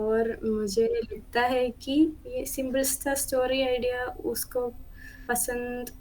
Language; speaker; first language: Hindi; non-native, local second language; Malayalam